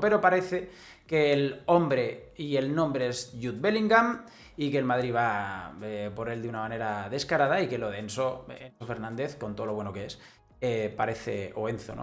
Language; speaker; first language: Spanish; native; Spanish